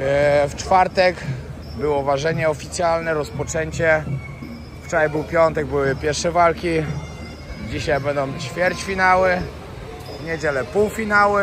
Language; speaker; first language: Polish; native; Polish